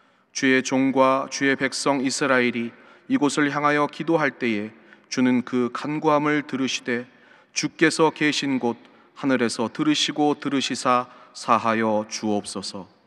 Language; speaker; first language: Korean; native; Korean